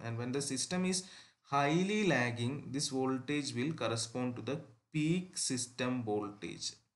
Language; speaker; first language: English; non-native, local second language; Malayalam